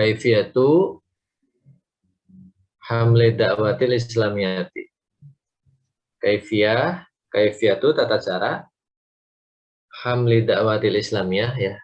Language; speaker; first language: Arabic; non-native, fluent; Indonesian